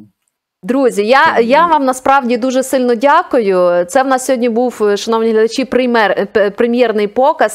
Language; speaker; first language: Ukrainian; native; Ukrainian